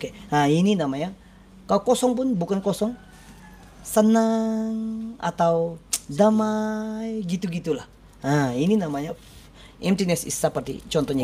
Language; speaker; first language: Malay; non-native, learner; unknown